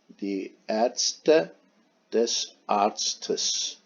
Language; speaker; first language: German; non-native, fluent; Turkish